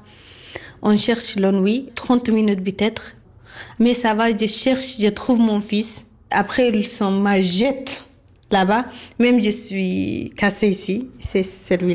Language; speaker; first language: French; non-native, learner; Arabic